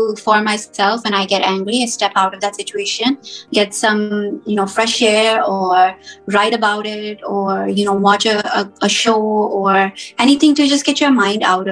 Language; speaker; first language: English; native; English